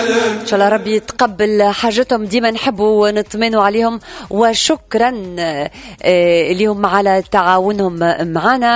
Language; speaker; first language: Arabic; native; Arabic